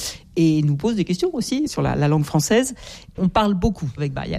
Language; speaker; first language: French; native; French